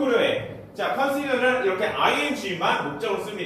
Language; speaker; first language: Korean; native; Korean